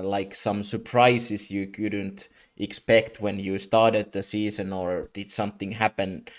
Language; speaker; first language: English; non-native, fluent; Finnish